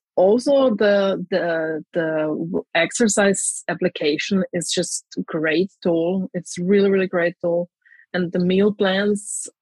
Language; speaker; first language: English; non-native, fluent; German